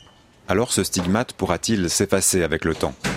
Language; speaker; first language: French; native; French